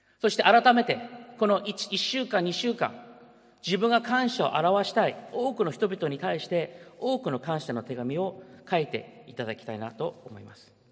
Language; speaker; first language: Japanese; early bilingual, heritage; Japanese